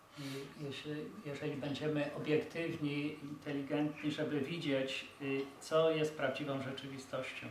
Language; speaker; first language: Polish; native; Polish